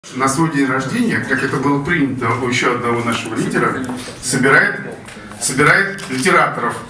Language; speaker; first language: Russian; native; Russian